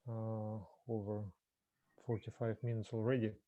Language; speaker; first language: English; non-native, fluent; Russian